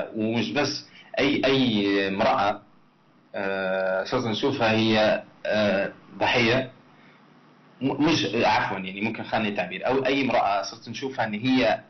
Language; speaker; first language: Arabic; native; Arabic